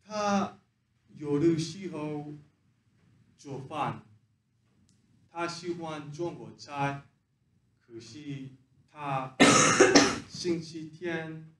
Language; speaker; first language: Chinese; non-native, learner; Korean